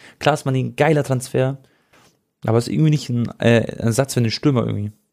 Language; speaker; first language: German; early bilingual, other home language; Croatian